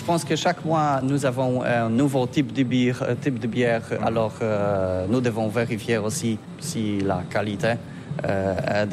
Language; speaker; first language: French; non-native, fluent; Polish